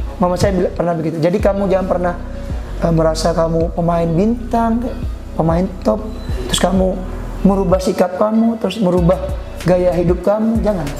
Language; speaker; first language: Indonesian; native; Indonesian